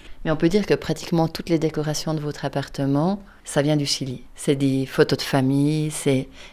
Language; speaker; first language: French; native; French